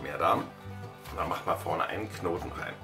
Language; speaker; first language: German; native; German